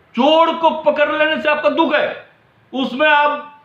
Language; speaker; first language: Hindi; non-native, local second language; Bangla